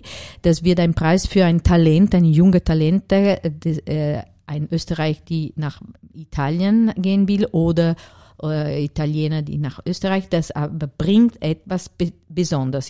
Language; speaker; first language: German; non-native, fluent; Italian